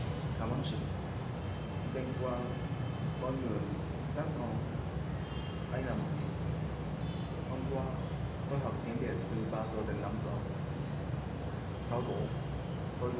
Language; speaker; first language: Vietnamese; non-native, learner; Japanese